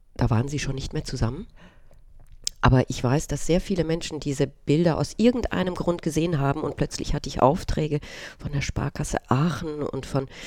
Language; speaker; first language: German; early bilingual, other home language; Romanian